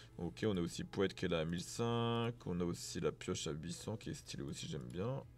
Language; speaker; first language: French; native; French